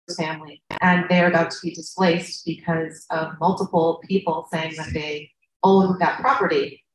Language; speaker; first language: English; native; English